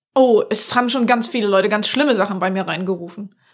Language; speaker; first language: German; native; German